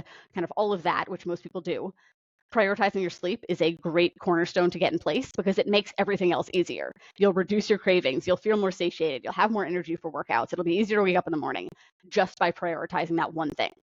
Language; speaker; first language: English; native; English